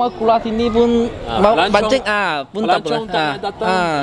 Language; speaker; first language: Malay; non-native, local second language; Cantonese